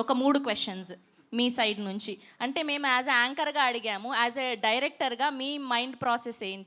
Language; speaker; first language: Telugu; native; Telugu